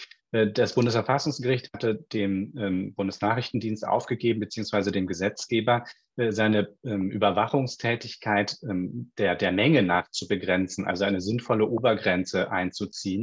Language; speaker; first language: German; native; German